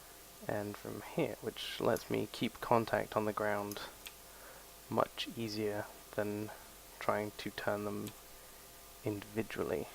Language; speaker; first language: English; native; English